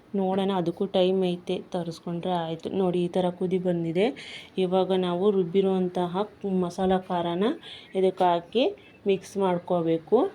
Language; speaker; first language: Kannada; non-native, local second language; Lambadi